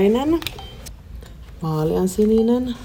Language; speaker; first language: Finnish; early bilingual, heritage; Finnish